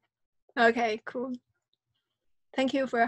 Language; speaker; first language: English; non-native, fluent; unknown